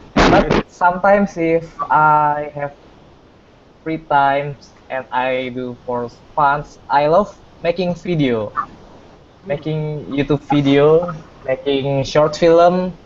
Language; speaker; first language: English; non-native, fluent; Indonesian